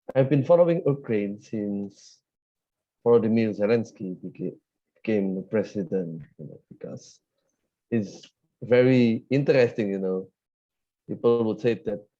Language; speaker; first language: English; non-native, fluent; Indonesian